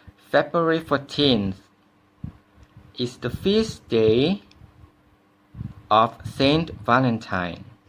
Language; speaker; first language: English; non-native, fluent; Thai